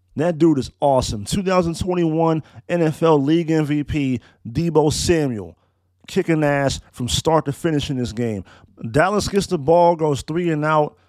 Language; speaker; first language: English; native; English